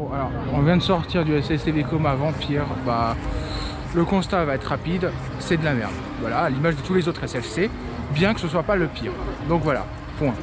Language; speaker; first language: French; native; French